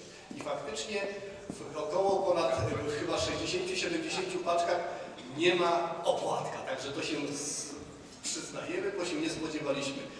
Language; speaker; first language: Polish; native; Polish